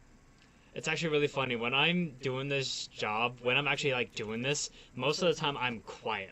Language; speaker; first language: English; native; English